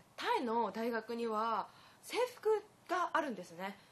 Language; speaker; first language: Japanese; native; Japanese